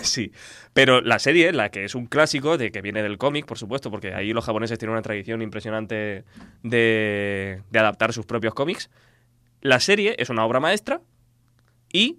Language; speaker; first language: Spanish; native; Spanish